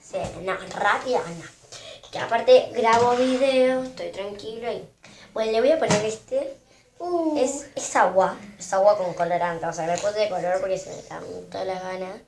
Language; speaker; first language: Spanish; native; Spanish